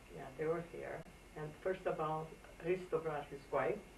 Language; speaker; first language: English; early bilingual, other home language; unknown